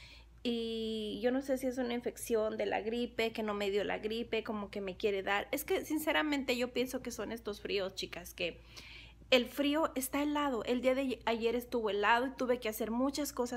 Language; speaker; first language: Spanish; native; Spanish